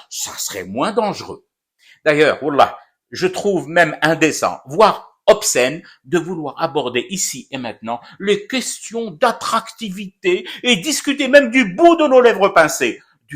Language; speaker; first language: French; non-native, local second language; Arabic